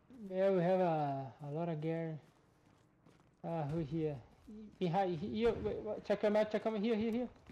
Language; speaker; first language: English; non-native, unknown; Portuguese